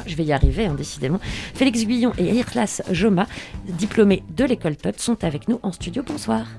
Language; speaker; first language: French; native; French